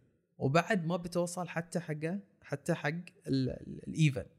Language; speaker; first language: Arabic; native; Arabic